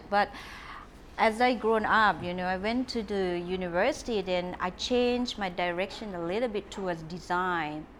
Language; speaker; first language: English; non-native, fluent; Thai